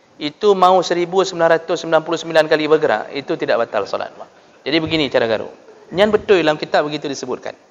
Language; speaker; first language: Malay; non-native, local second language; Achinese